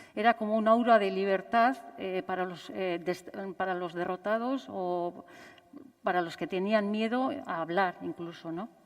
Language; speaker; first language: Spanish; native; Spanish